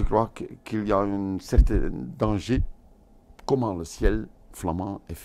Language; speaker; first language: French; non-native, local second language; Dutch